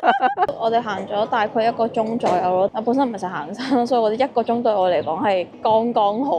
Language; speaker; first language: Cantonese; native; Cantonese